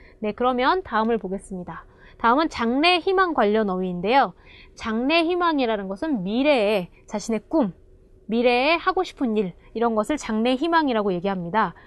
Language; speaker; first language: Korean; native; Korean